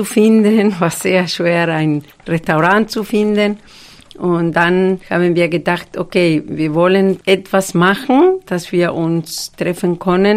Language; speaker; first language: German; non-native, fluent; Spanish